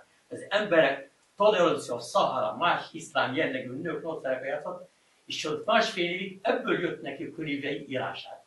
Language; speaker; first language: Hungarian; non-native, learner; Arabic